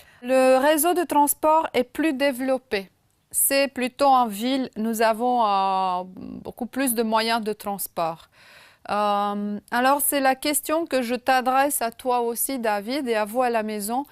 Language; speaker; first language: French; non-native, fluent; Romanian